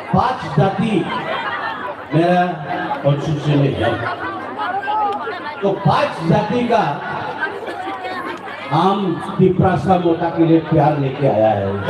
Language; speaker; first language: Hindi; non-native, local second language; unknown